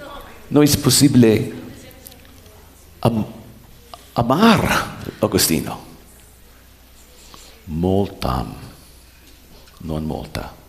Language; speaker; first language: Spanish; non-native, learner; English